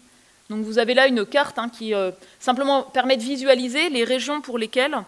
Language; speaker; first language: French; native; French